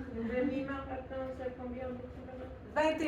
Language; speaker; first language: French; non-native, learner; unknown